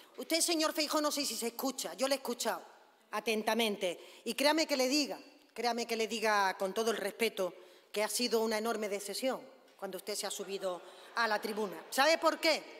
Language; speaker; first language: Spanish; native; Spanish